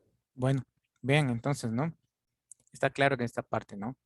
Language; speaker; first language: Spanish; native; Spanish